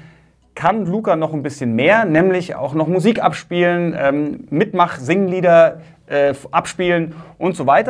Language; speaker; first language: German; native; German